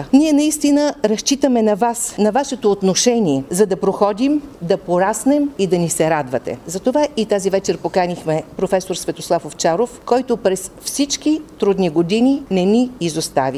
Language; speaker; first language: Bulgarian; native; Bulgarian